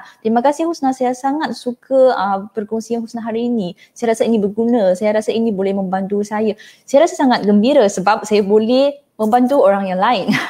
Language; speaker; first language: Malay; non-native, fluent; Chinese